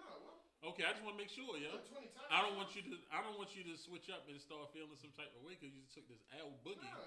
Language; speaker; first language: English; native; English